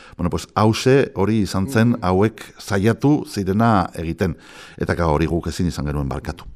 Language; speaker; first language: Basque; non-native, local second language; Spanish